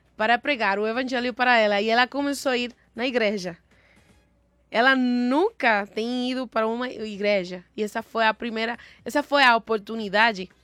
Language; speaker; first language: Portuguese; non-native, learner; Spanish